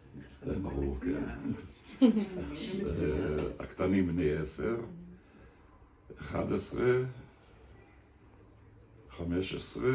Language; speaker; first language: Hebrew; early bilingual, other home language; German